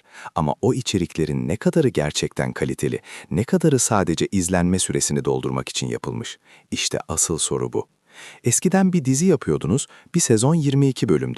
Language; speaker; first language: Turkish; native; Turkish